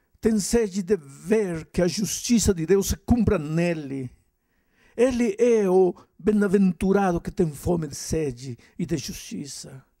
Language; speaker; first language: Portuguese; non-native, fluent; Spanish